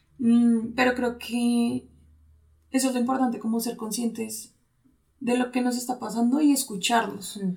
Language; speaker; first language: Spanish; native; Spanish